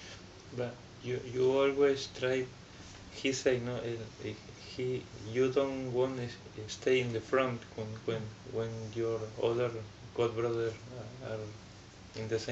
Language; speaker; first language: English; non-native, learner; German